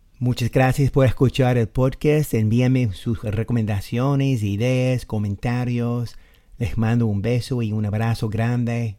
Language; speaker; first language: Spanish; non-native, fluent; English